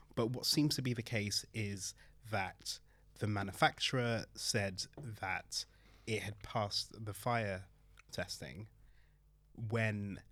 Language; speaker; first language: English; early bilingual, other home language; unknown